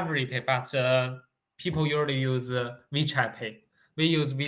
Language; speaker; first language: English; non-native, learner; Chinese